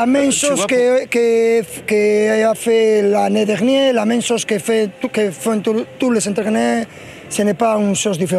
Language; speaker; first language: French; non-native, fluent; Spanish